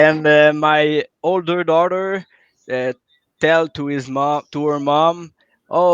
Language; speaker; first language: English; non-native, local second language; French